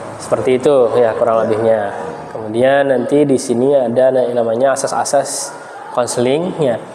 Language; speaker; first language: Indonesian; native; Indonesian